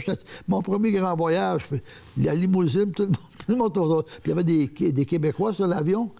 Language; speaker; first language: French; native; French